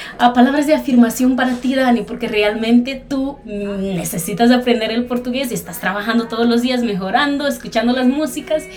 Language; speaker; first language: Spanish; non-native, fluent; Portuguese